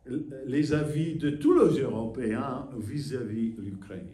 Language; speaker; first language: French; non-native, fluent; English